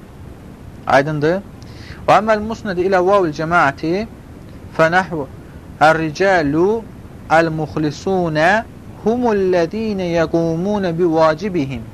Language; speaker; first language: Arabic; non-native, fluent; Azerbaijani